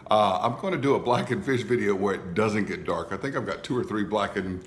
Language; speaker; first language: English; native; English